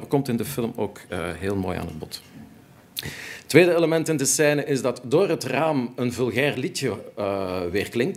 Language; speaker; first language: Dutch; native; Dutch